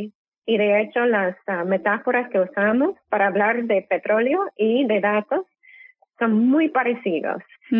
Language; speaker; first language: Spanish; non-native, fluent; English